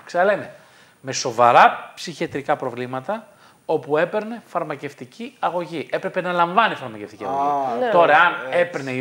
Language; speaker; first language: Greek; native; Greek